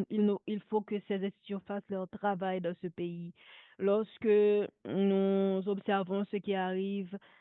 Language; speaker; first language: French; non-native, local second language; Haitian Creole